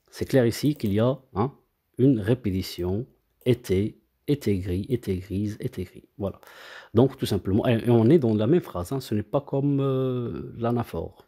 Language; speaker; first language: French; non-native, local second language; Arabic